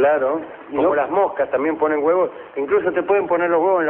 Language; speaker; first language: Spanish; native; Spanish